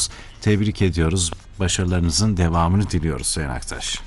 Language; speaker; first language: Turkish; native; Turkish